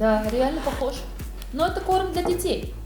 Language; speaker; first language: Russian; non-native, local second language; Tatar